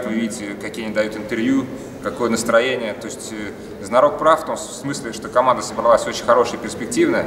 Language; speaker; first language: Russian; native; Russian